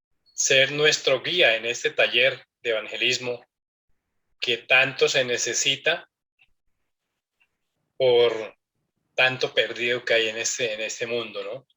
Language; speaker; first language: Spanish; native; Spanish